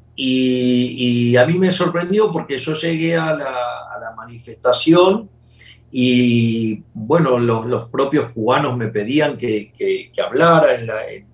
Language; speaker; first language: Spanish; native; Spanish